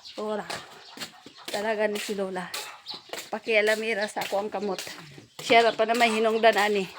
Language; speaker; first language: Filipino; non-native, local second language; Cebuano